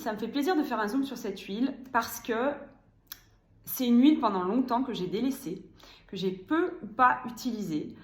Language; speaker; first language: French; native; French